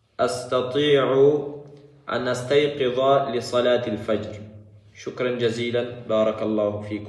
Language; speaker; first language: Arabic; non-native, fluent; Pashto